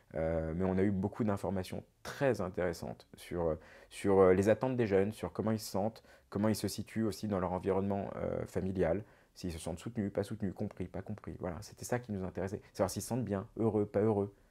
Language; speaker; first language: French; native; French